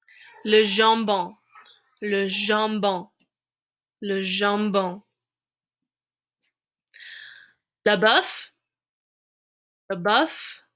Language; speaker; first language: French; non-native, fluent; English